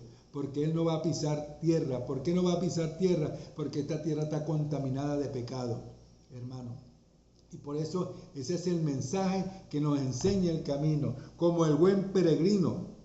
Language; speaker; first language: Spanish; native; Spanish